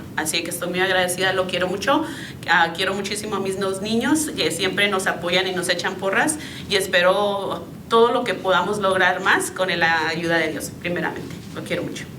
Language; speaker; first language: Spanish; early bilingual, other home language; English